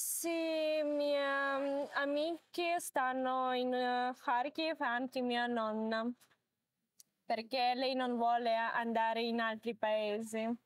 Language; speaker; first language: Italian; non-native, learner; Ukrainian